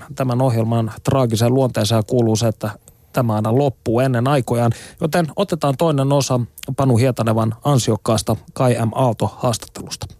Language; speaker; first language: Finnish; native; Finnish